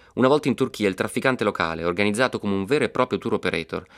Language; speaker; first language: Italian; native; Italian